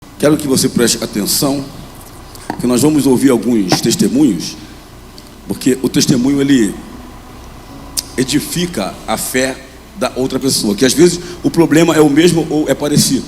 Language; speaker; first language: Portuguese; native; Portuguese